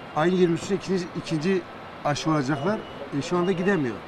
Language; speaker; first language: Turkish; non-native, fluent; Persian